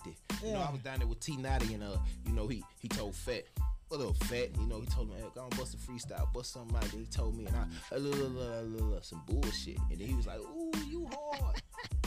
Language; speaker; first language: English; native; English